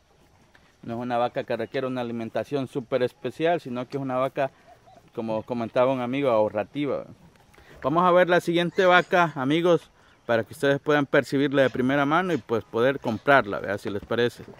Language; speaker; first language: Spanish; native; Spanish